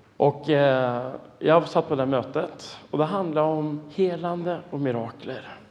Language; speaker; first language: Swedish; non-native, fluent; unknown